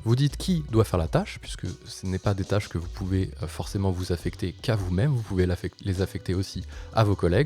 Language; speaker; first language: French; native; French